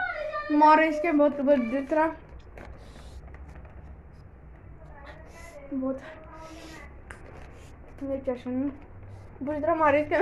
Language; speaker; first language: Hindi; native; Hindi